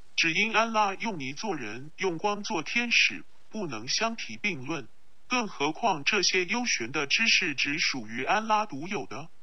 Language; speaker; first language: Chinese; non-native, local second language; Cantonese